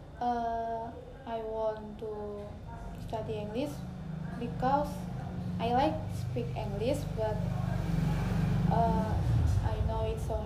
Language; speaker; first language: English; non-native, learner; Indonesian